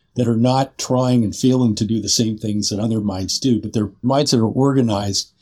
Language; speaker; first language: English; native; English